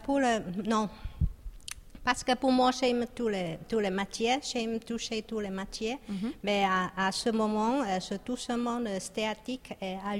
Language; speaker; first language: French; non-native, learner; Chinese